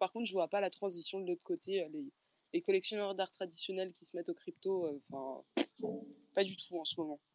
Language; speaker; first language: French; native; French